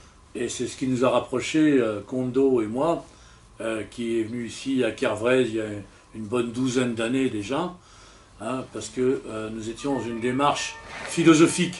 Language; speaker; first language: French; native; French